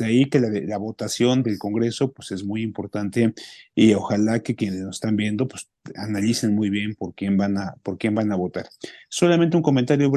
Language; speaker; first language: Spanish; native; Spanish